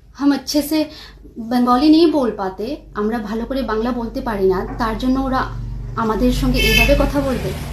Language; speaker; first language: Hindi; non-native, local second language; Kok Borok